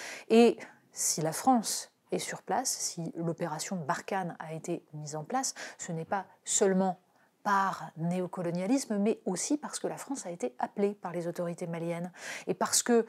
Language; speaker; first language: French; native; French